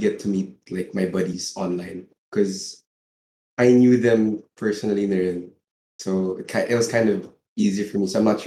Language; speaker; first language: English; non-native, local second language; Filipino